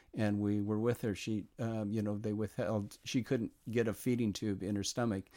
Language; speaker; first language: English; native; English